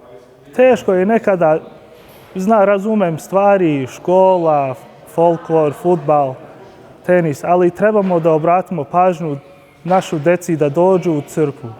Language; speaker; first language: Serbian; early bilingual, heritage; Serbian